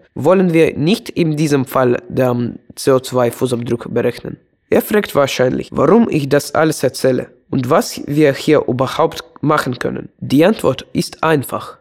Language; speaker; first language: German; non-native, fluent; Russian